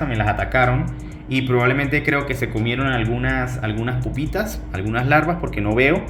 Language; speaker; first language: Spanish; native; Spanish